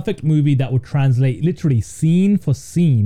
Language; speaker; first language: English; native; English